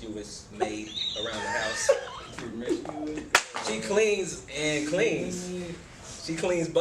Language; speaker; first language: English; native; English